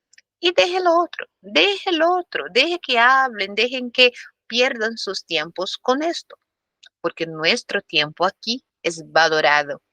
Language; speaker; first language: Spanish; non-native, fluent; Portuguese